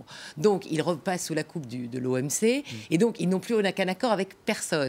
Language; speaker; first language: French; native; French